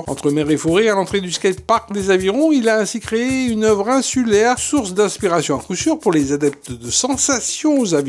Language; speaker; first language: French; native; French